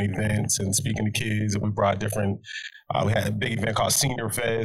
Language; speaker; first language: English; native; English